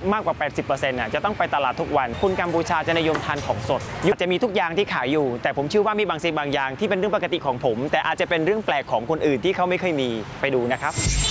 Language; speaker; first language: Thai; non-native, fluent; Khmer